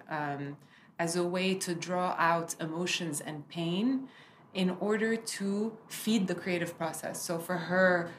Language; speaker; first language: English; early bilingual, other home language; Arabic